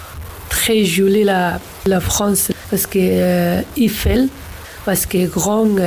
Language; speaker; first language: French; non-native, learner; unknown